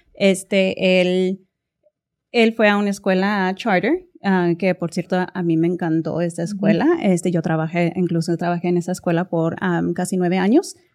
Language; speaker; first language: Spanish; early bilingual, heritage; Spanish